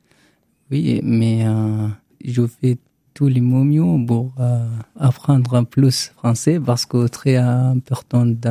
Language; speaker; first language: French; non-native, learner; Arabic